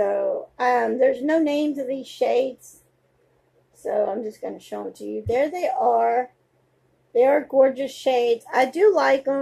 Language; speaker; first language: English; native; English